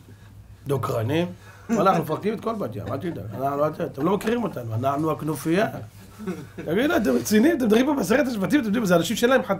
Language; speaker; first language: Hebrew; native; Hebrew